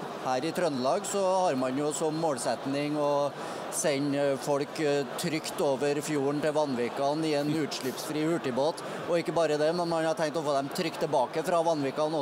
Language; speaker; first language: Norwegian; native; Norwegian